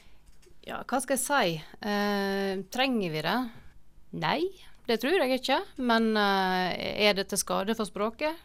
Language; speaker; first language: Norwegian; native; Norwegian